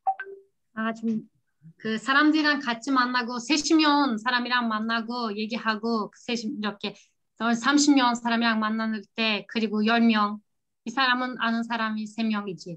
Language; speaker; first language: Korean; non-native, learner; Turkish